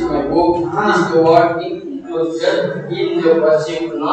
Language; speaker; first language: English; non-native, learner; Indonesian